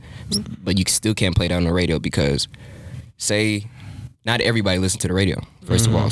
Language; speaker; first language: English; native; English